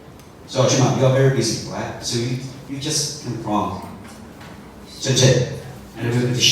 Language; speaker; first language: English; non-native, fluent; Chinese